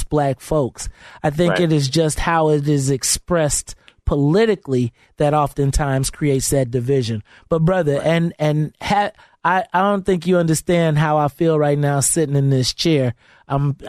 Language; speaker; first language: English; native; English